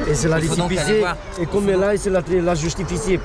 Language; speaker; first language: French; non-native, learner; Romanian